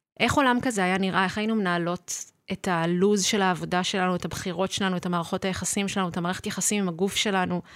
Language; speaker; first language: Hebrew; native; Hebrew